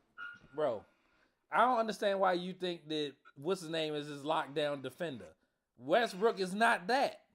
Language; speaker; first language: English; native; English